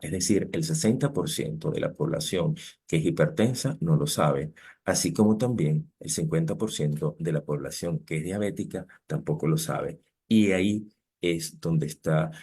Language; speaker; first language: Spanish; native; Spanish